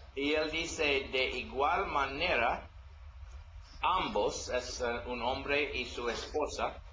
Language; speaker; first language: Spanish; non-native, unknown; English